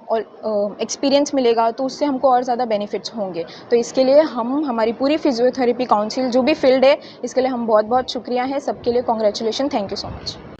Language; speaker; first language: Hindi; non-native, local second language; Gujarati